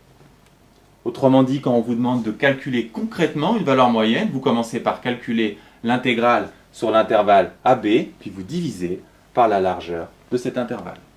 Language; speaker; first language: French; native; French